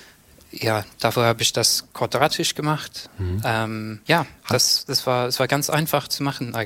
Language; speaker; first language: German; non-native, learner; English